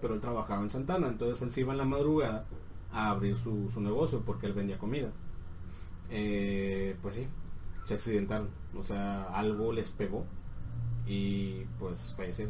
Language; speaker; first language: Spanish; native; Spanish